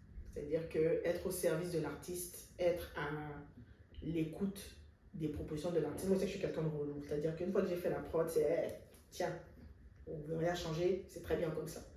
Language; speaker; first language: French; native; French